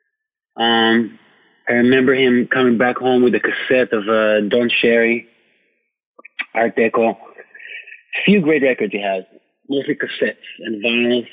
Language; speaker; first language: English; non-native, fluent; Hebrew